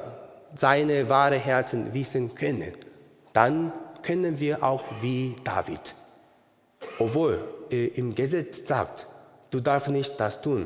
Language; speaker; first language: German; non-native, learner; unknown